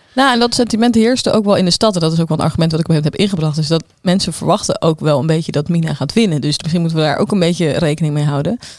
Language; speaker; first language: Dutch; native; Dutch